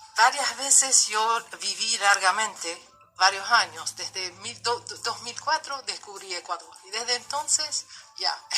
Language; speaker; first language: Spanish; non-native, fluent; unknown